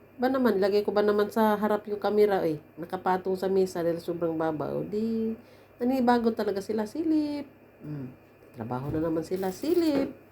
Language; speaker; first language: Filipino; native; Filipino